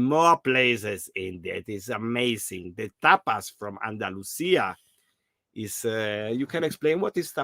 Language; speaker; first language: English; non-native, learner; German